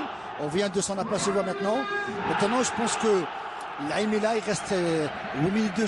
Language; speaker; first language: French; non-native, local second language; Arabic